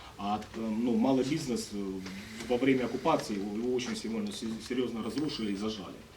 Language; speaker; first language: Russian; native; Russian